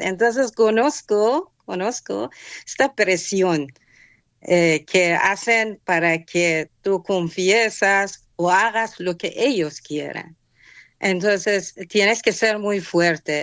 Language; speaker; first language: Spanish; non-native, fluent; Persian